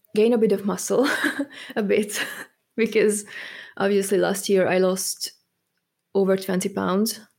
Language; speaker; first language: English; non-native, fluent; Hungarian